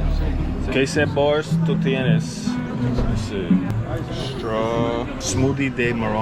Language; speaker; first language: Spanish; non-native, learner; English